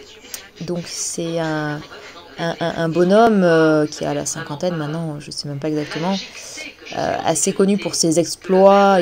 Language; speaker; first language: French; native; French